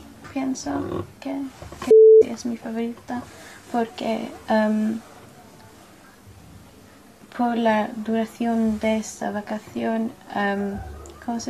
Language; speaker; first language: Spanish; non-native, learner; English